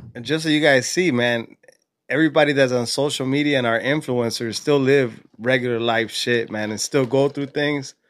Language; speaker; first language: English; native; English